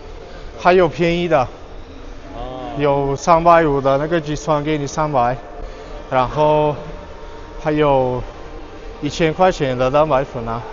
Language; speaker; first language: Chinese; non-native, fluent; Tajik